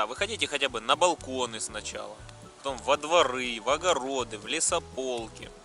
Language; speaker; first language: Russian; native; Russian